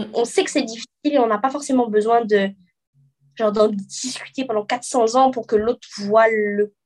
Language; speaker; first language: French; native; French